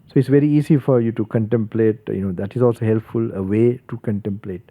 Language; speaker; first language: English; non-native, local second language; Sinhala